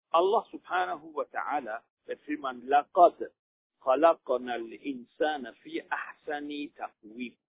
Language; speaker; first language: Indonesian; non-native, fluent; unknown